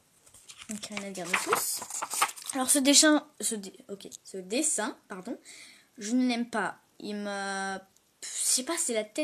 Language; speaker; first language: French; native; French